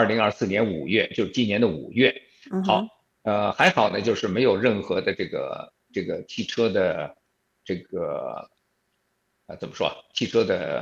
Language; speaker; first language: Chinese; native; Chinese